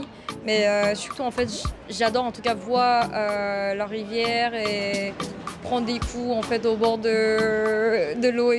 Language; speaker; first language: French; non-native, fluent; Korean